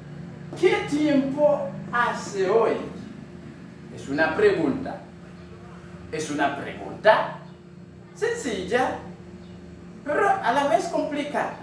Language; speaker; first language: Spanish; non-native, learner; Haitian Creole